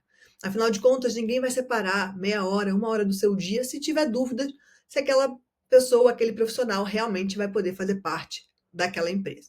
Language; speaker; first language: Portuguese; native; Portuguese